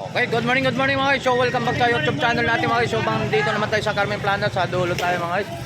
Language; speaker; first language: Filipino; native; Filipino